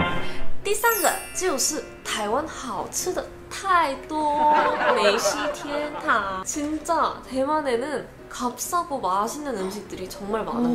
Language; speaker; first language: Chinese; non-native, fluent; Korean